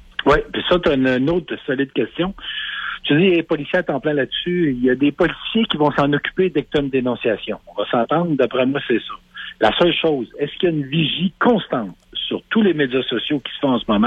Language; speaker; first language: French; native; French